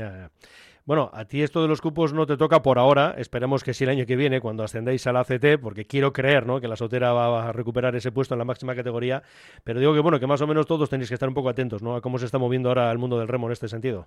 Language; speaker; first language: Spanish; native; Spanish